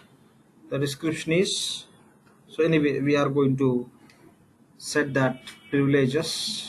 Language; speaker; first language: English; non-native, local second language; Telugu